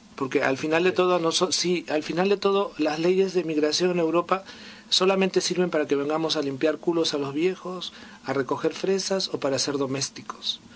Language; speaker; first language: Spanish; native; Spanish